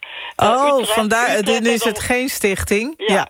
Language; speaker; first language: Dutch; native; Dutch